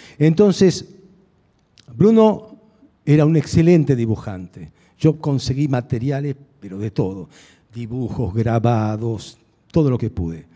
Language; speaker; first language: Spanish; early bilingual, other home language; Hungarian